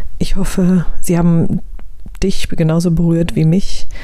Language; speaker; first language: German; native; German